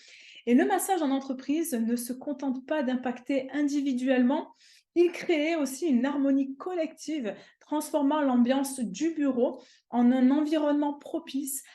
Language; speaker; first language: French; native; French